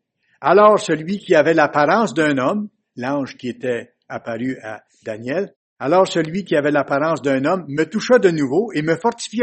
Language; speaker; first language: French; native; French